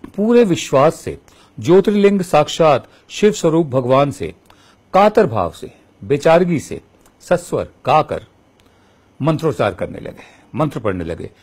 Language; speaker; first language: Hindi; native; Hindi